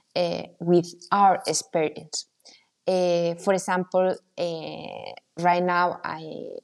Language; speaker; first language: English; non-native, fluent; Spanish